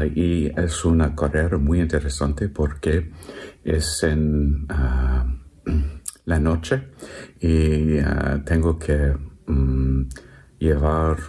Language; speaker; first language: Spanish; non-native, learner; English